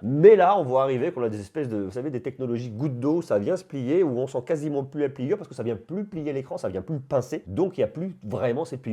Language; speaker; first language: French; native; French